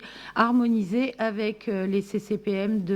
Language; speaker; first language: French; native; French